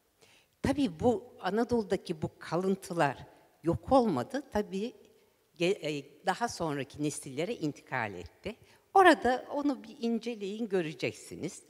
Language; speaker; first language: Turkish; native; Turkish